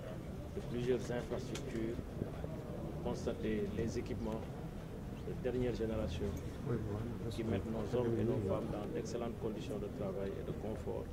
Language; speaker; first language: French; non-native, local second language; Wolof